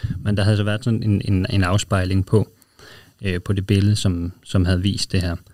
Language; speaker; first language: Danish; native; Danish